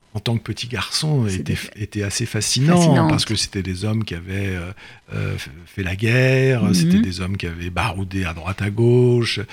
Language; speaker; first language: French; native; French